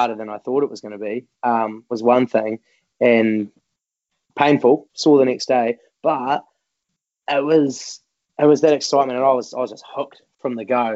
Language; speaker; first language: English; native; English